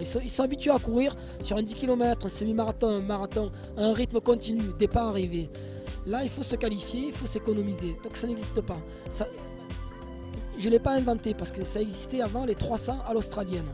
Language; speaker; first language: French; native; French